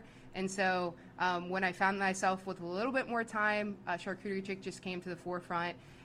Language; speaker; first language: English; native; English